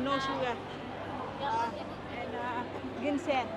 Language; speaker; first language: English; non-native, learner; Vietnamese